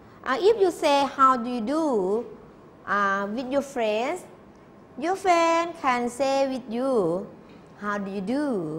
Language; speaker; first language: English; non-native, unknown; Thai